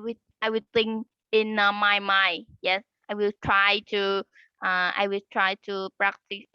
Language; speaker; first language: English; non-native, learner; Vietnamese